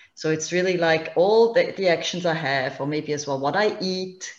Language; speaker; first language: English; non-native, fluent; German